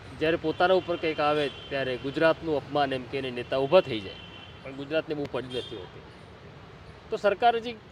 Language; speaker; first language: Gujarati; non-native, local second language; Marathi